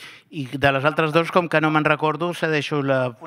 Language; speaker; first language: Catalan; native; Catalan